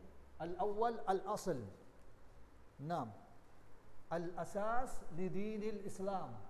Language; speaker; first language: Arabic; non-native, learner; Indonesian